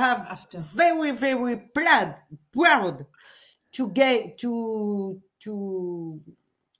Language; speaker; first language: English; non-native, learner; French